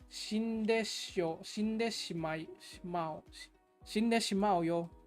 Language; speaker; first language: Japanese; non-native, learner; English